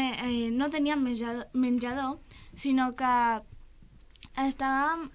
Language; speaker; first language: Catalan; non-native, local second language; Spanish